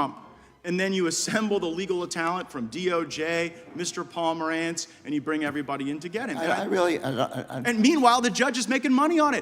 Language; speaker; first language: English; native; English